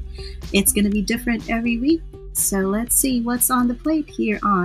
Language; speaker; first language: English; non-native, local second language; Filipino